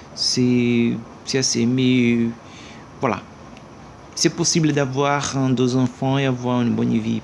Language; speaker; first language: French; non-native, learner; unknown